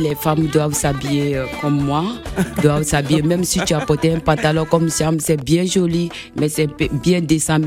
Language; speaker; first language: French; non-native, local second language; Mandingo